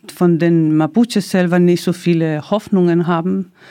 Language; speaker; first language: German; non-native, learner; Spanish